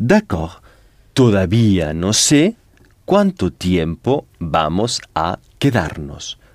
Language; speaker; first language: Spanish; non-native, fluent; French